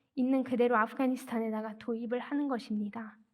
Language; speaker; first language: Korean; non-native, fluent; Persian